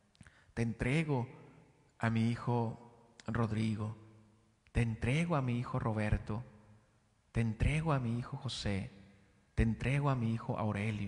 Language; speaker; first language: Spanish; native; Spanish